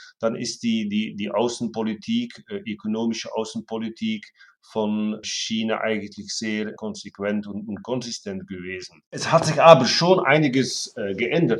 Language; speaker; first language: German; non-native, fluent; Dutch